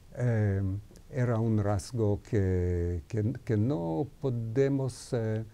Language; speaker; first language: Spanish; non-native, fluent; Hebrew